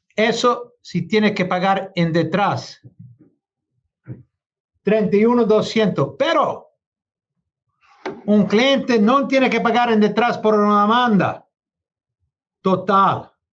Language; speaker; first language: Spanish; non-native, learner; English